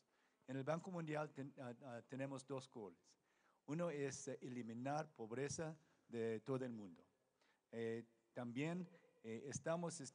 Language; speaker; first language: Spanish; non-native, learner; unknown